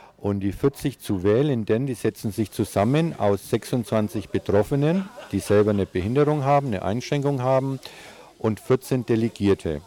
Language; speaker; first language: German; native; German